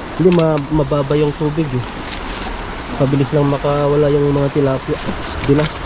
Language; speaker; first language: Filipino; native; Filipino